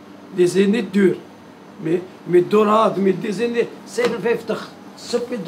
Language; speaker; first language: Dutch; non-native, learner; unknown